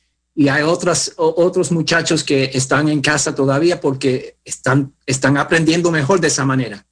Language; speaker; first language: Spanish; early bilingual, heritage; Spanish